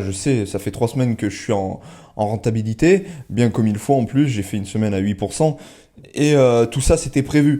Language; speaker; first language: French; native; French